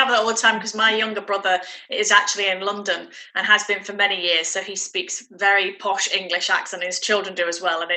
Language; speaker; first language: English; native; English